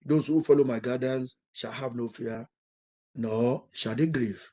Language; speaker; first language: English; non-native, local second language; Yoruba